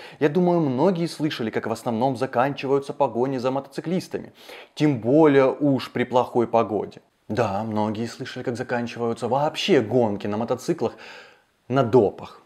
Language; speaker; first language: Russian; native; Russian